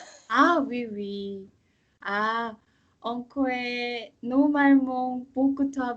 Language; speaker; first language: French; non-native, learner; Korean